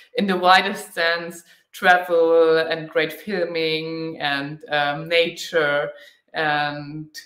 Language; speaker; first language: English; non-native, fluent; German